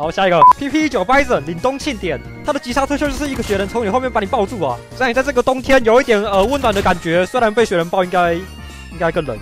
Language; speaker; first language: Chinese; native; Chinese